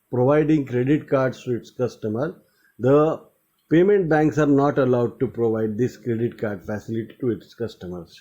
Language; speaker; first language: English; non-native, local second language; Marathi